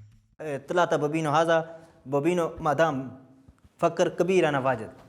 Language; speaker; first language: Arabic; non-native, learner; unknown